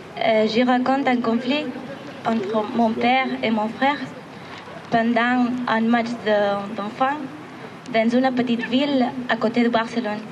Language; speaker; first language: French; non-native, fluent; Catalan